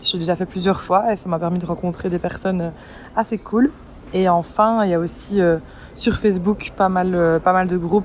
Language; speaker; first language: French; native; French